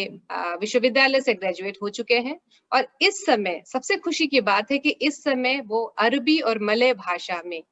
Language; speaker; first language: Hindi; native; Hindi